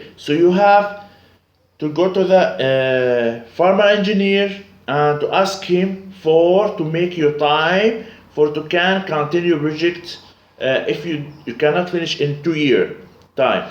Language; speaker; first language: English; non-native, learner; Arabic